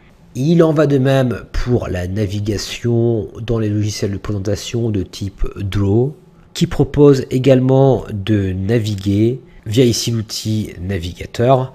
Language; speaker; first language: French; native; French